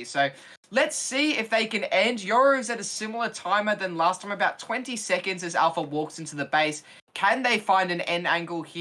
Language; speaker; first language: English; native; English